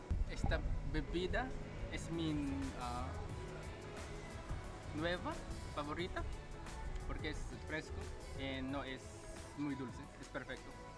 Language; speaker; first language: Spanish; non-native, learner; Filipino